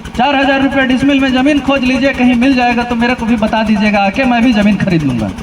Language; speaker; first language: Hindi; non-native, local second language; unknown